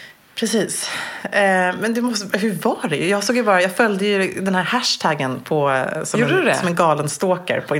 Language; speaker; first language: Swedish; native; Swedish